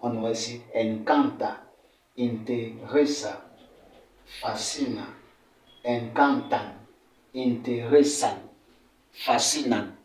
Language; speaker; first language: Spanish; non-native, fluent; French